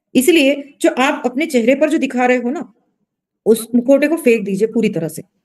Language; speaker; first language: Hindi; non-native, local second language; Marathi